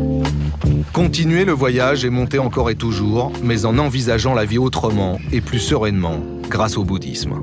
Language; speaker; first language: French; native; French